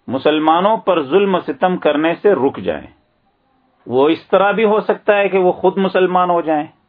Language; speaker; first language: Urdu; native; Urdu